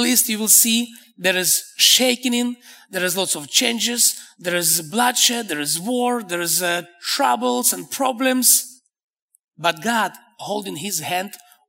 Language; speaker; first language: English; non-native, fluent; Hebrew